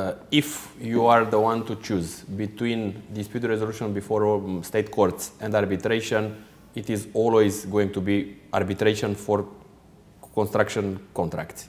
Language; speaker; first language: English; non-native, fluent; Romanian